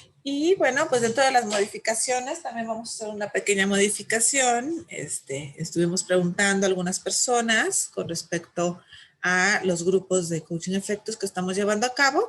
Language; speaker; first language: Spanish; native; Spanish